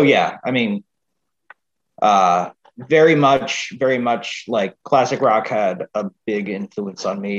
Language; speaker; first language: English; native; English